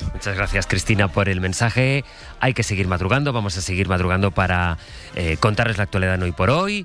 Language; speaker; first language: Spanish; native; Spanish